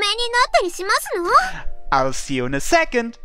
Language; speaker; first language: English; native; English